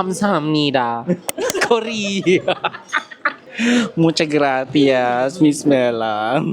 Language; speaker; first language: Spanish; non-native, learner; Filipino